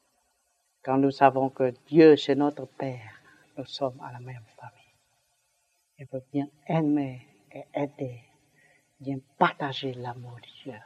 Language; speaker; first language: French; non-native, learner; Vietnamese